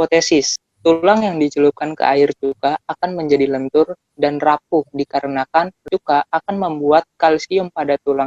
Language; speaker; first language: Indonesian; native; Indonesian